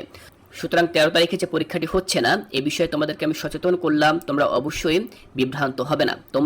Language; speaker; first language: Bangla; native; Bangla